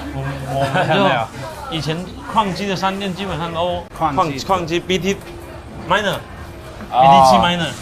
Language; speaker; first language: Chinese; native; Chinese